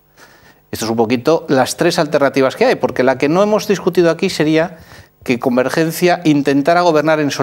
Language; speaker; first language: Spanish; native; Spanish